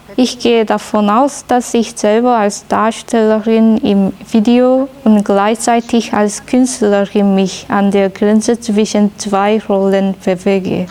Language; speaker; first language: German; non-native, fluent; Korean